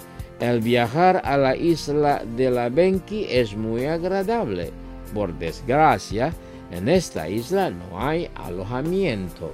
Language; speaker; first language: Spanish; non-native, fluent; Indonesian